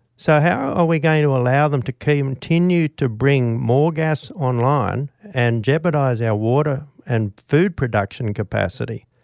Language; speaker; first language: English; native; English